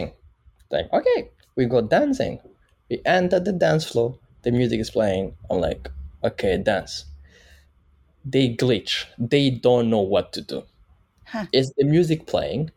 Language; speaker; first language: English; non-native, local second language; Kinyarwanda